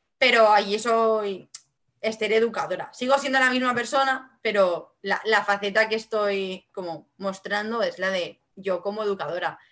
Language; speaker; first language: Spanish; non-native, local second language; Catalan